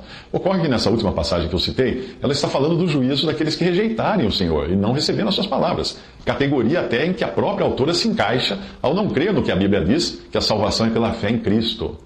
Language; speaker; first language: Portuguese; native; Portuguese